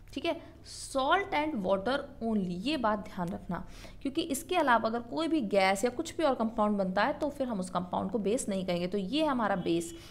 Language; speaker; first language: Hindi; native; Hindi